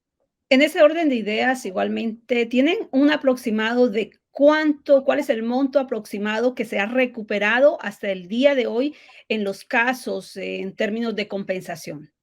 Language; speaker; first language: Spanish; native; Spanish